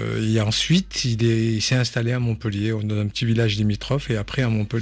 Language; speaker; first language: French; native; French